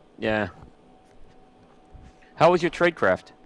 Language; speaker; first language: English; native; English